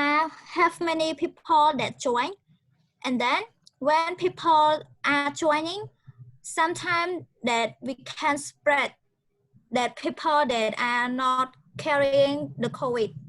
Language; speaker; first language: English; non-native, learner; Khmer